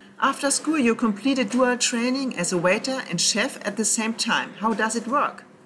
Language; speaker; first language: English; non-native, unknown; German